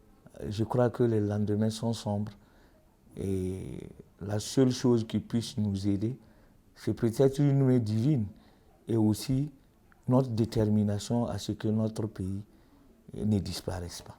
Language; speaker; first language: French; native; French